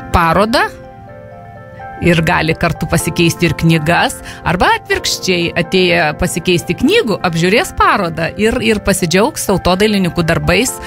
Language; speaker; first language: Lithuanian; native; Lithuanian